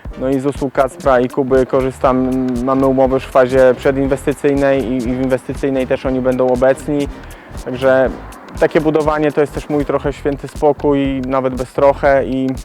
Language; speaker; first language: Polish; native; Polish